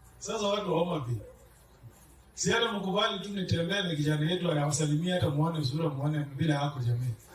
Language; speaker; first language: Swahili; non-native, local second language; Gusii